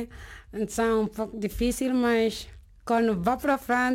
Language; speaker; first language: Portuguese; non-native, learner; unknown